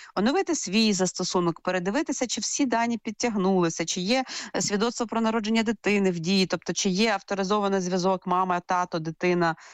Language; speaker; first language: Ukrainian; native; Ukrainian